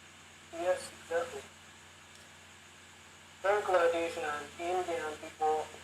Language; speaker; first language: English; non-native, learner; Turkish